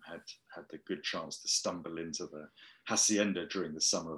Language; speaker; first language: English; native; English